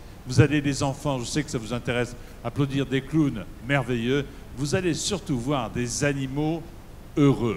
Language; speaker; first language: French; native; French